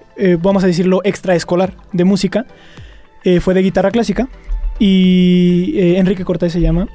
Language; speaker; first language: Spanish; native; Spanish